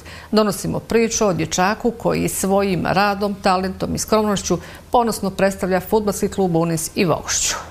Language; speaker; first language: Serbian; native; Serbian